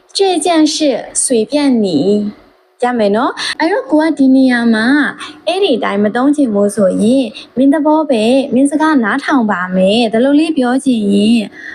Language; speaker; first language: Burmese; native; Burmese